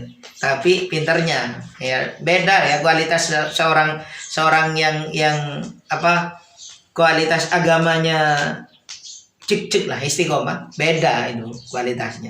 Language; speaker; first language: Indonesian; native; Indonesian